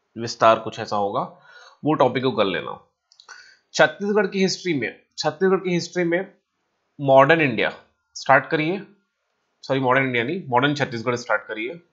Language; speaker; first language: Hindi; native; Hindi